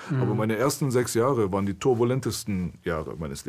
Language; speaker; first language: German; early bilingual, other home language; Persian